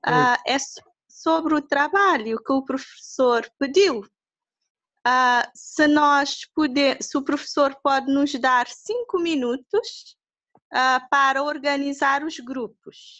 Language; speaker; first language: Portuguese; non-native, local second language; Kabuverdianu